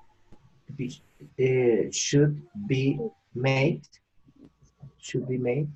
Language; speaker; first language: English; non-native, learner; Spanish